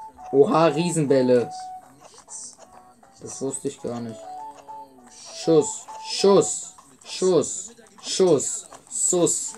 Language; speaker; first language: German; native; German